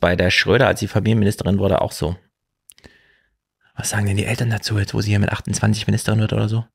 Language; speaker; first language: German; native; German